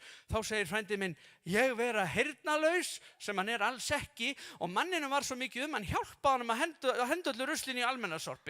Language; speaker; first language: Icelandic; native; Icelandic